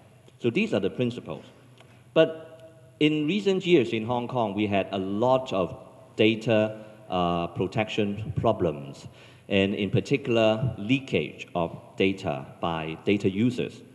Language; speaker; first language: English; non-native, local second language; Cantonese